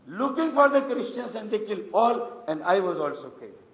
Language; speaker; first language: English; non-native, local second language; Urdu